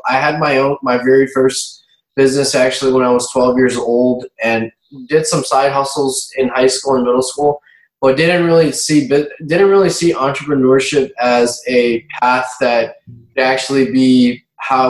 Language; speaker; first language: English; native; English